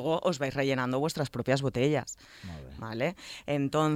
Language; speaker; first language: Spanish; native; Spanish